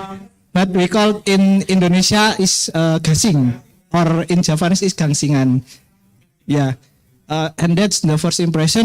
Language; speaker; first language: English; non-native, fluent; Indonesian